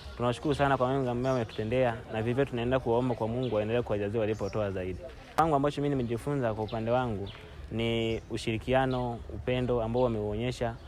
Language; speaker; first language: Swahili; native; Swahili